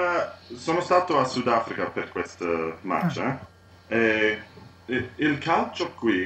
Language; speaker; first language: Italian; non-native, learner; English